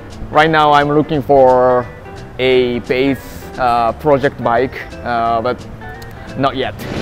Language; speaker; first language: English; non-native, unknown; Japanese